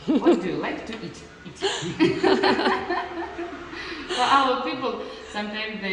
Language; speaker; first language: English; non-native, learner; Russian